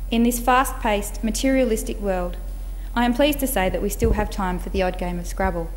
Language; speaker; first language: English; native; English